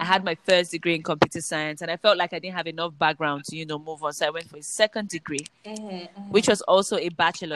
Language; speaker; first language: English; non-native, local second language; Igbo